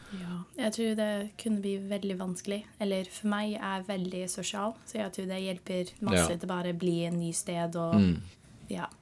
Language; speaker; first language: Norwegian; early bilingual, heritage; Norwegian